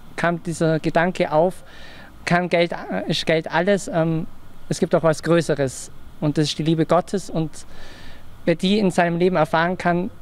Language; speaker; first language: German; native; German